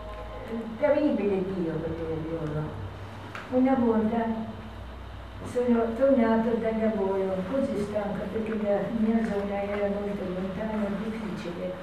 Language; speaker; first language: Italian; non-native, learner; Albanian